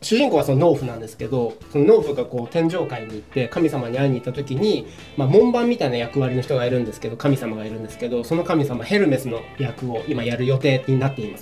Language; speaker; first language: Japanese; native; Japanese